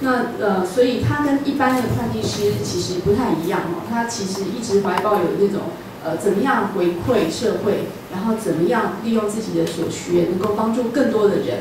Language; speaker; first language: Chinese; native; Chinese